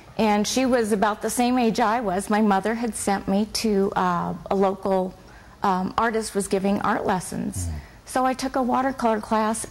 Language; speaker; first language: English; native; English